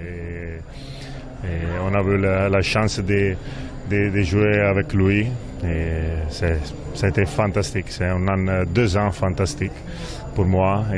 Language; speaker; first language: French; non-native, learner; Italian